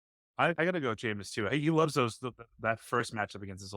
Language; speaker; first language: English; native; English